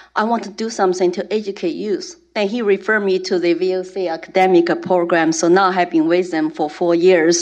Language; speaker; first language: English; non-native, fluent; Chinese